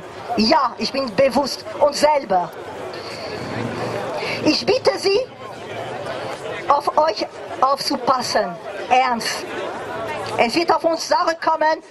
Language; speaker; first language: German; non-native, fluent; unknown